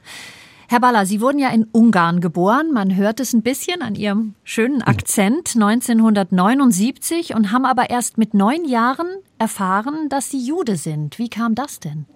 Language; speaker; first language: German; native; German